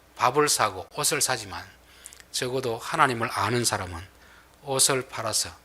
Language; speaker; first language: Korean; native; Korean